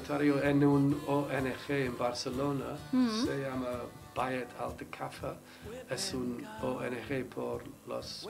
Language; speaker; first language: Spanish; non-native, learner; English